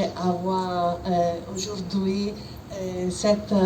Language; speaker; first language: French; non-native, learner; Italian